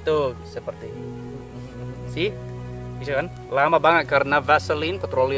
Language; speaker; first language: Indonesian; non-native, learner; English